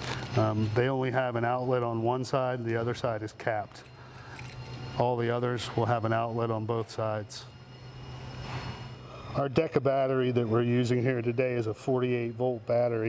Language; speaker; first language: English; native; English